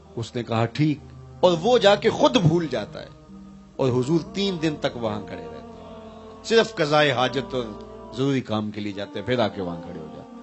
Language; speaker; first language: Urdu; non-native, local second language; Punjabi